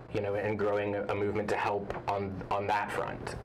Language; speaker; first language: English; native; English